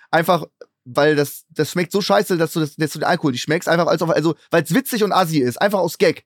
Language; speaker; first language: German; native; German